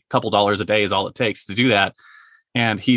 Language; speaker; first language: English; native; English